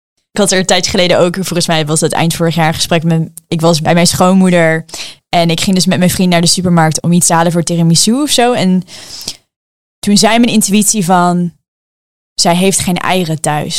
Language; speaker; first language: Dutch; early bilingual, heritage; Dutch